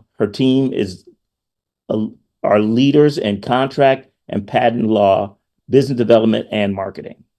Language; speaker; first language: English; native; English